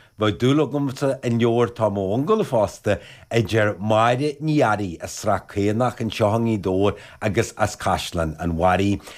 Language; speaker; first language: Irish; native; Irish